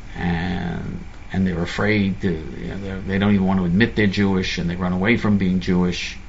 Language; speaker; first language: English; native; English